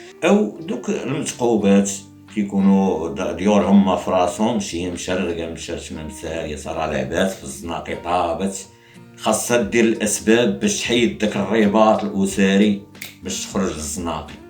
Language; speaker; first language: Arabic; native; Arabic